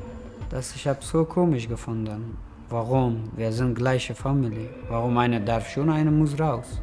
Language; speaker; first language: German; non-native, learner; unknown